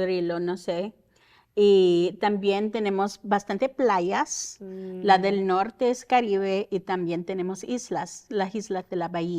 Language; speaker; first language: Spanish; early bilingual, heritage; Spanish